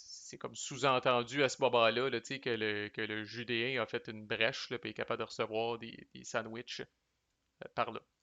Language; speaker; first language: French; native; French